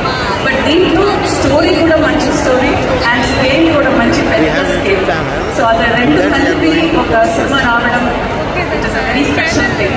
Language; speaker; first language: Telugu; non-native, fluent; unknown